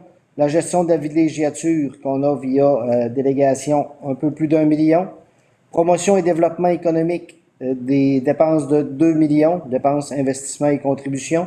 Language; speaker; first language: French; native; French